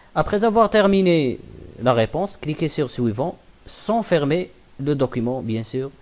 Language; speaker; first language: French; non-native, local second language; Arabic